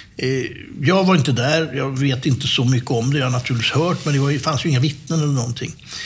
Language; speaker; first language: Swedish; native; Swedish